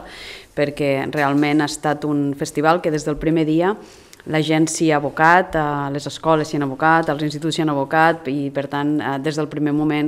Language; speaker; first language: Catalan; native; Catalan